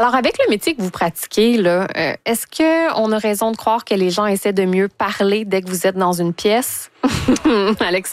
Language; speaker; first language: French; native; French